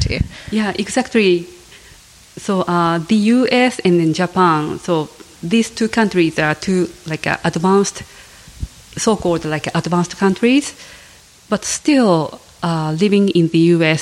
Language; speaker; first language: English; non-native, fluent; Japanese